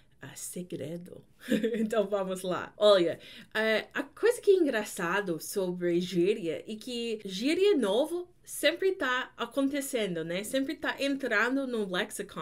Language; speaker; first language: Portuguese; non-native, fluent; English